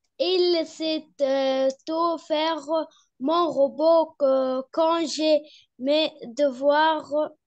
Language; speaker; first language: French; non-native, learner; Arabic